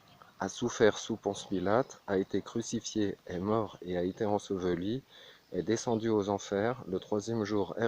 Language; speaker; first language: French; native; French